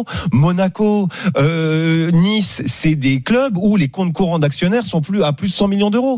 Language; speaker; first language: French; native; French